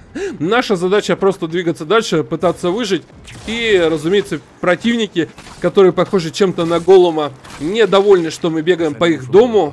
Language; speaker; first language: Russian; native; Russian